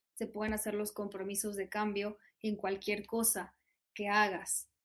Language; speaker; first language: Spanish; native; Spanish